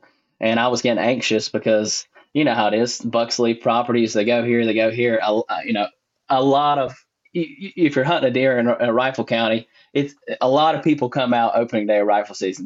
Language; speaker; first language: English; native; English